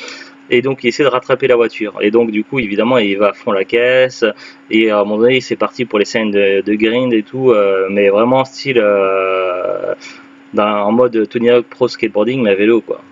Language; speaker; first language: French; native; French